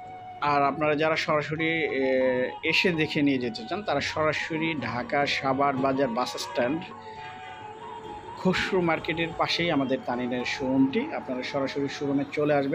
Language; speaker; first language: Bangla; native; Bangla